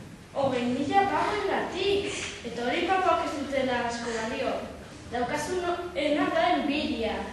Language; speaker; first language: Basque; non-native, local second language; Spanish